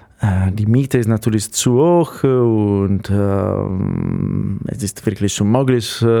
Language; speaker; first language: German; non-native, fluent; Italian